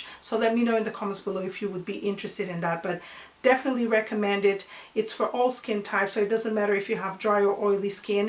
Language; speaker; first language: English; non-native, fluent; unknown